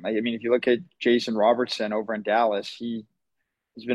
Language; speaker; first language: English; native; English